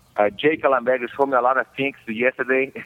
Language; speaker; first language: English; non-native, learner; Portuguese